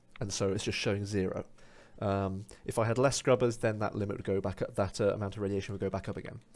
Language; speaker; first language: English; native; English